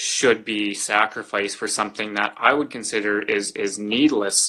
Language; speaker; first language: English; native; English